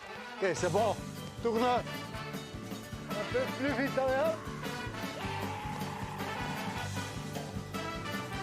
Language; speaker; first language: French; non-native, local second language; Dutch